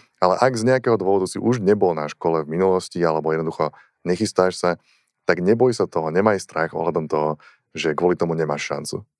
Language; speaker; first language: Slovak; native; Slovak